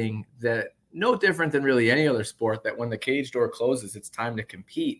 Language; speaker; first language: English; native; English